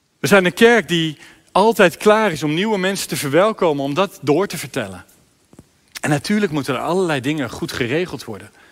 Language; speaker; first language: Dutch; native; Dutch